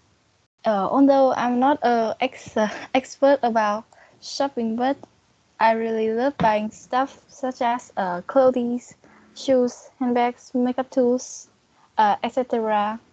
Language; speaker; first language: English; non-native, learner; Vietnamese